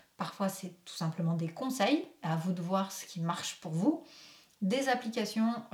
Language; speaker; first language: French; native; French